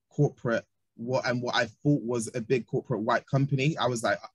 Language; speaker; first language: English; native; English